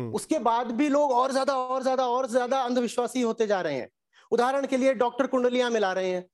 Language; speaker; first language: Hindi; native; Hindi